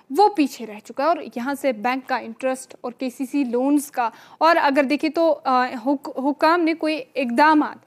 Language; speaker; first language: Urdu; non-native, local second language; Kashmiri